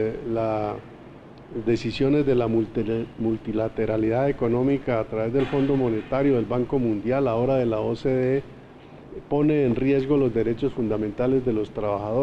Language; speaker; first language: Spanish; native; Spanish